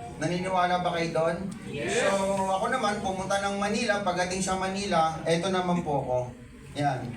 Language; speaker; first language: Filipino; non-native, local second language; Cebuano